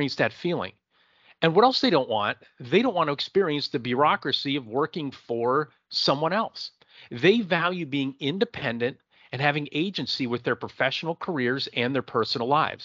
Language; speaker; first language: English; native; English